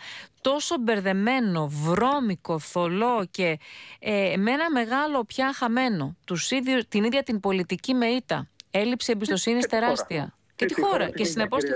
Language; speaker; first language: Greek; native; Greek